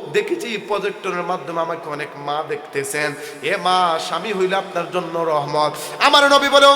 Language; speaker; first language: Bangla; non-native, local second language; Sylheti